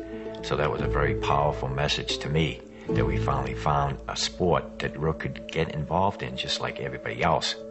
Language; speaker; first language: English; native; English